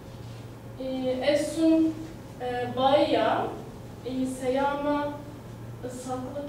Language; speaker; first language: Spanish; non-native, learner; Turkish